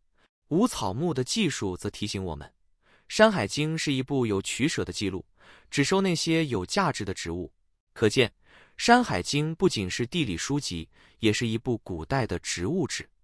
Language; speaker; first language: Chinese; native; Chinese